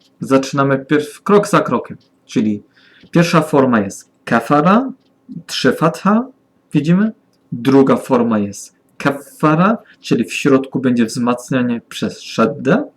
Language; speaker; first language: Polish; non-native, learner; German